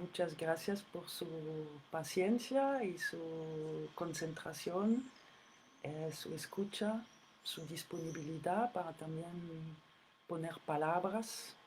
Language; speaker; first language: Spanish; non-native, fluent; French